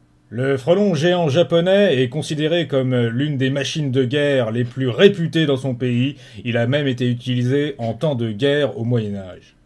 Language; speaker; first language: French; native; French